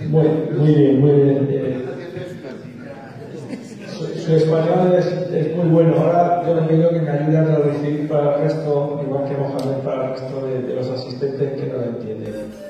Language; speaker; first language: Spanish; native; Spanish